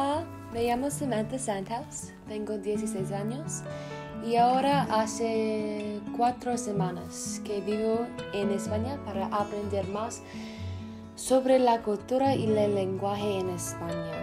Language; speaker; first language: Spanish; non-native, learner; English